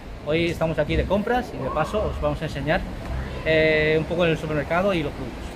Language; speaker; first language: Spanish; non-native, fluent; Chinese